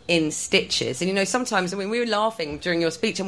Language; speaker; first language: English; non-native, local second language; Polish